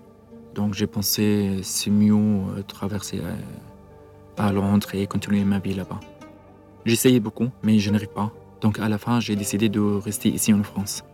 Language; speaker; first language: French; non-native, learner; Arabic